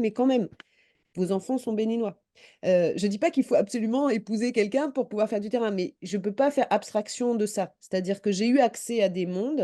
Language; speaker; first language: French; native; French